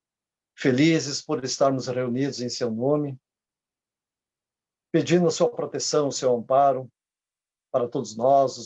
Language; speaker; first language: Portuguese; native; Portuguese